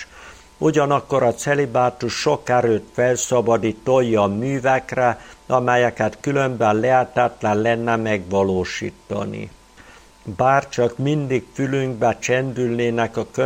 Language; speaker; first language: Hungarian; native; Hungarian